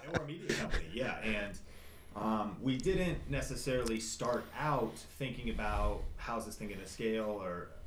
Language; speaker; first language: English; native; English